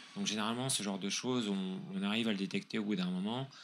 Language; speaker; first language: French; native; French